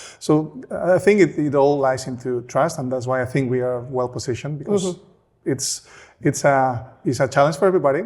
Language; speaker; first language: English; non-native, fluent; Spanish